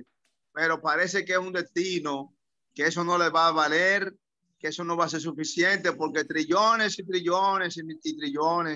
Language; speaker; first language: Spanish; native; Spanish